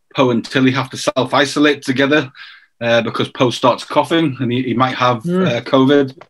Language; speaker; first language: English; native; English